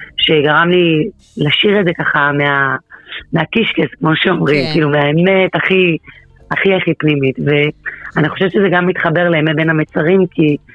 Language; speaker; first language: Hebrew; early bilingual, other home language; Russian